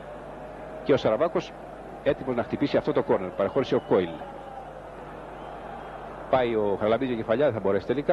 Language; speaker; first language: Greek; native; Greek